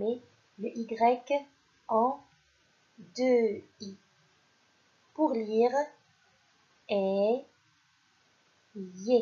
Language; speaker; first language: French; non-native, local second language; Arabic